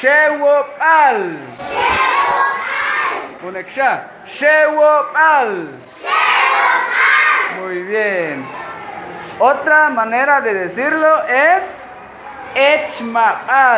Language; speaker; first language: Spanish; non-native, local second language; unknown